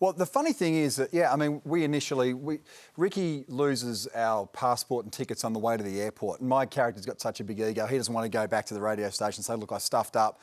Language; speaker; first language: English; native; English